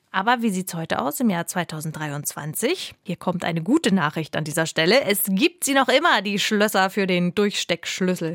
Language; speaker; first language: German; native; German